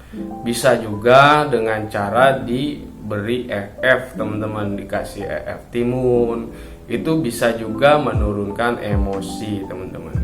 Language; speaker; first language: Indonesian; native; Indonesian